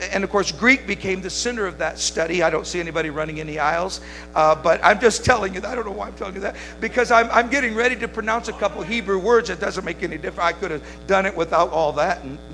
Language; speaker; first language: English; native; English